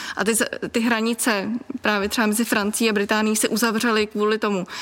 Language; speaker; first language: Czech; non-native, fluent; English